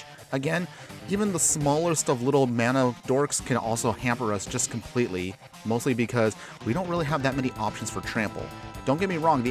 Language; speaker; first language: English; native; English